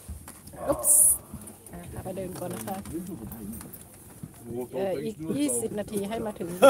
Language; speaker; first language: German; non-native, learner; Thai